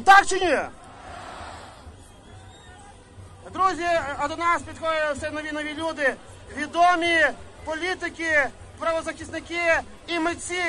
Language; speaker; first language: Ukrainian; native; Ukrainian